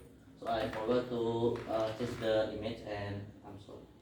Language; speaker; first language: English; non-native, learner; Indonesian